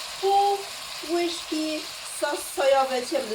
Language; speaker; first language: Polish; non-native, learner; Chinese